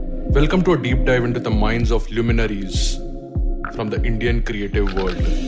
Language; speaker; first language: English; non-native, local second language; Marathi